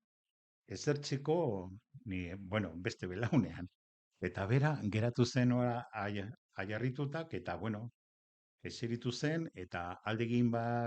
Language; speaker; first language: Basque; non-native, local second language; Spanish